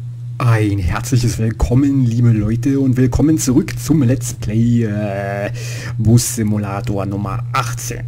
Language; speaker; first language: German; native; German